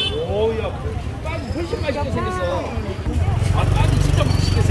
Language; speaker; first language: Korean; native; Korean